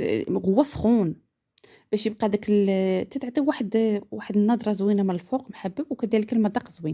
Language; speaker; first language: Arabic; native; Arabic